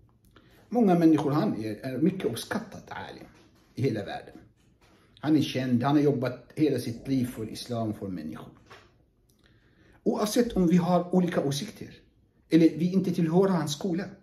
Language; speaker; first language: Swedish; non-native, fluent; Arabic